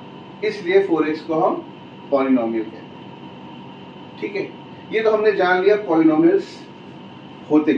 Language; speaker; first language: Hindi; native; Hindi